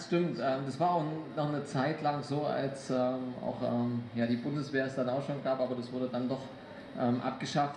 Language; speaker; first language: German; native; German